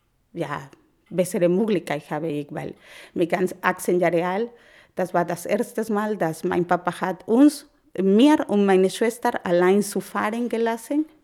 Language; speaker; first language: German; non-native, fluent; Spanish